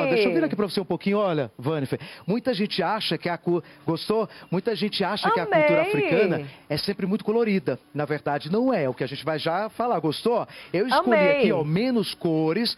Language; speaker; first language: Portuguese; native; Portuguese